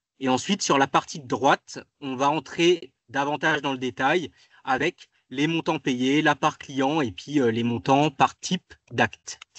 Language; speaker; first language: French; native; French